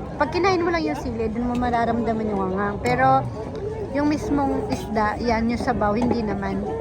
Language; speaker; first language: Filipino; native; Filipino